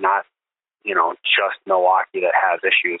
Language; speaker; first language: English; native; English